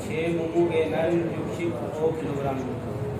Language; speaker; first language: Korean; non-native, learner; Urdu